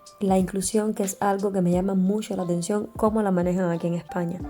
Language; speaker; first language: Spanish; native; Spanish